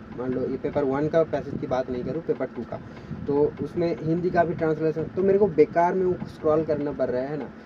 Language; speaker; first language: Hindi; non-native, local second language; Bangla